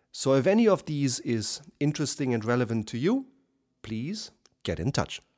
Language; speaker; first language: English; non-native, fluent; German